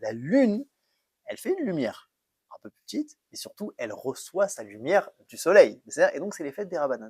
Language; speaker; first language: French; native; French